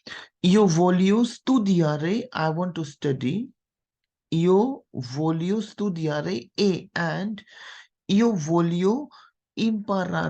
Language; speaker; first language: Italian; non-native, fluent; Hindi